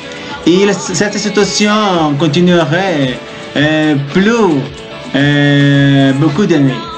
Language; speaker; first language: French; non-native, learner; Spanish